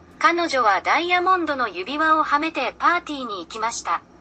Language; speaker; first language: Japanese; non-native, learner; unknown